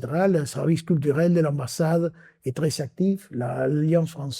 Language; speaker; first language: French; non-native, fluent; Spanish